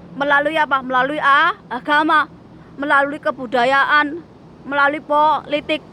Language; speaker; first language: Indonesian; native; Indonesian